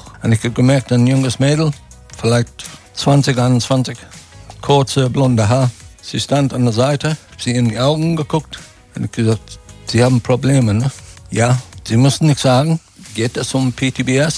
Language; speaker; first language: German; non-native, fluent; English